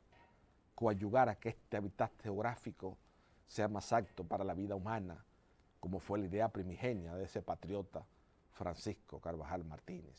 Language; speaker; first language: Spanish; native; Spanish